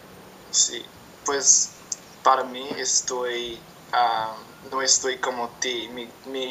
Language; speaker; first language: Spanish; non-native, learner; English